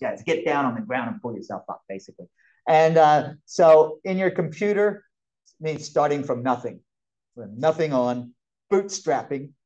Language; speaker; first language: English; native; English